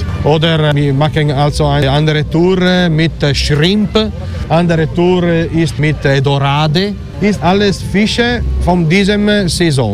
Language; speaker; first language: German; non-native, learner; Italian